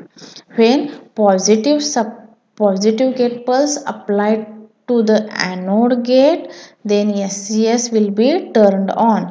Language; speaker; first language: English; non-native, local second language; Marathi